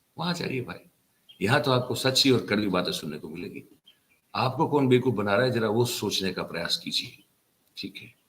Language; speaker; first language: Hindi; non-native, local second language; Gujarati